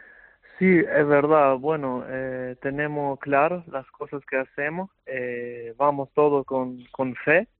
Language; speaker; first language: Spanish; non-native, fluent; Albanian